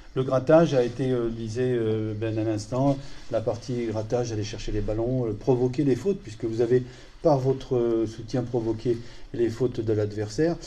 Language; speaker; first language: French; native; French